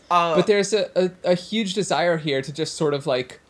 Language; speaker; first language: English; native; English